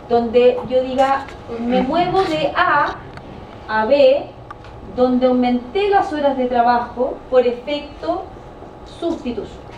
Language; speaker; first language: Spanish; native; Spanish